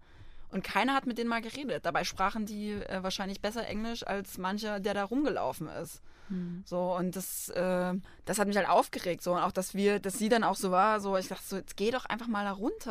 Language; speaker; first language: German; native; German